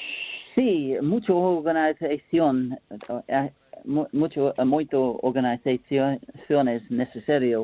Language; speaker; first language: Spanish; non-native, learner; English